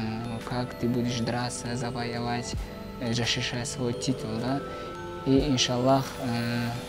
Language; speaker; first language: Russian; non-native, local second language; Uzbek